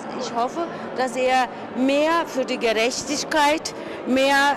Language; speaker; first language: German; early bilingual, other home language; Turkish